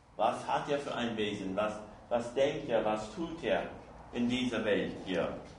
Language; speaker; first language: German; non-native, fluent; English